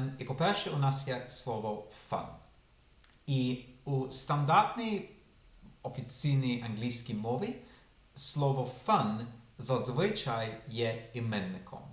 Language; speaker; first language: Ukrainian; non-native, fluent; English